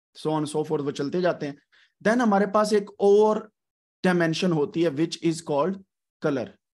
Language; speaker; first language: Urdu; non-native, local second language; Punjabi